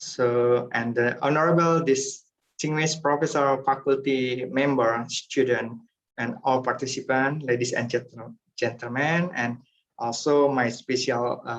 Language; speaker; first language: English; non-native, fluent; Indonesian